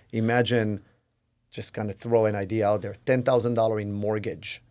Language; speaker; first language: English; non-native, fluent; Hebrew